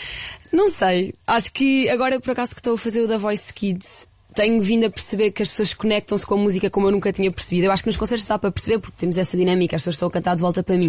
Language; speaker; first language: Portuguese; native; Portuguese